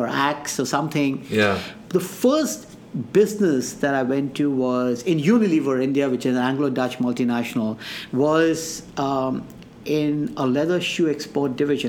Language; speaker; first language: English; non-native, local second language; Hindi